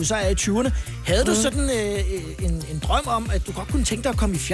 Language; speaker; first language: Danish; native; Danish